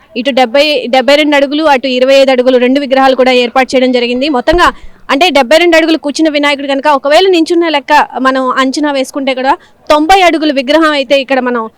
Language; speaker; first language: Telugu; native; Telugu